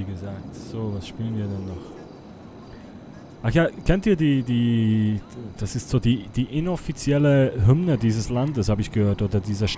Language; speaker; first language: German; native; German